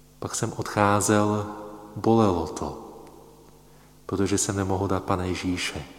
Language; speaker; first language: Czech; non-native, fluent; Polish